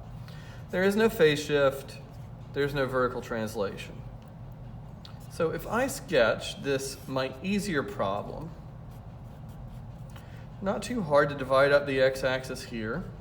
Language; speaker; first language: English; native; English